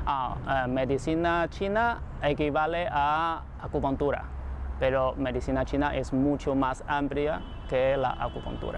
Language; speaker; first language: Spanish; non-native, fluent; Chinese